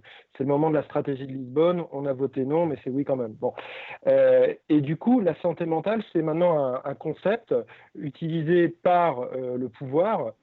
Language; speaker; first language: French; native; French